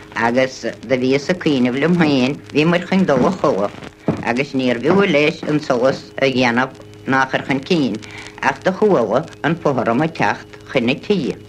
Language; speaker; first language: Irish; native; Irish